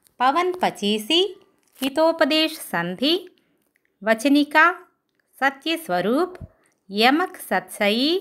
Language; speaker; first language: Hindi; non-native, local second language; Telugu